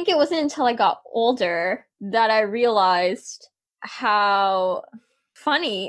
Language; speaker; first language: English; native; English